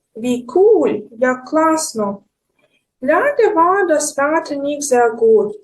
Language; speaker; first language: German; non-native, fluent; Ukrainian